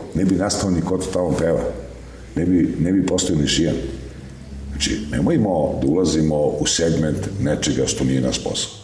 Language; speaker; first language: Serbian; native; Serbian